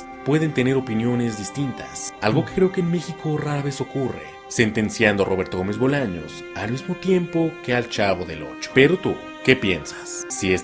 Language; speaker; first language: Spanish; native; Spanish